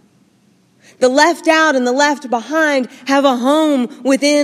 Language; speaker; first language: English; native; English